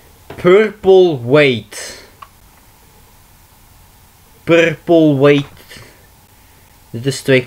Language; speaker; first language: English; non-native, learner; Dutch